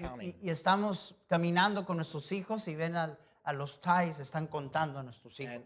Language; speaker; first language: Spanish; non-native, fluent; English